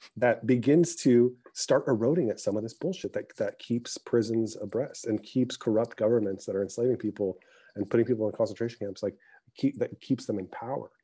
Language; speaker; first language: English; early bilingual, other home language; Arabic